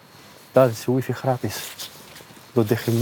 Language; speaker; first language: Dutch; non-native, learner; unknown